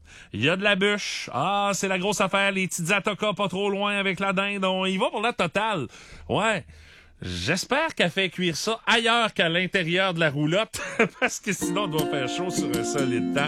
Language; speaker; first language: French; native; French